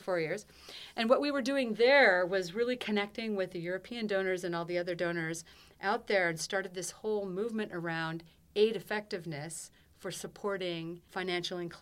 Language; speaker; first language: English; native; English